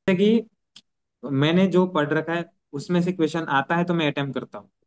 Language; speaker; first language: Hindi; non-native, local second language; Gujarati